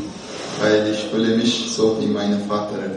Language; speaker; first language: German; non-native, learner; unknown